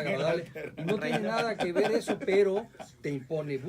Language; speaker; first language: Spanish; native; Spanish